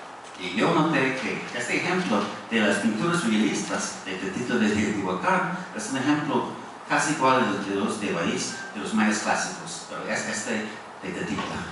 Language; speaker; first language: Spanish; non-native, fluent; English